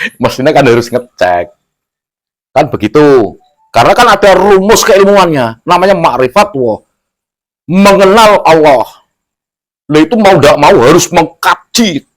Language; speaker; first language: Indonesian; non-native, local second language; Javanese